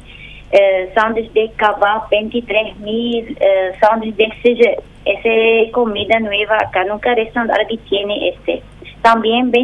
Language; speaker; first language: Spanish; non-native, learner; Arabic